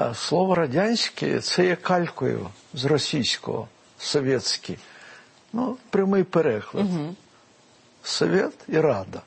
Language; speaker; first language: Ukrainian; non-native, local second language; Russian